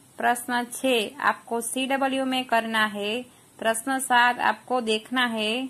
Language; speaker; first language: Hindi; non-native, local second language; Gujarati